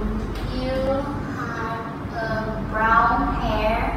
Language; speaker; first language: English; non-native, learner; Vietnamese